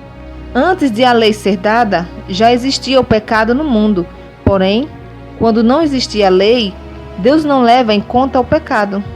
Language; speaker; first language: Portuguese; native; Portuguese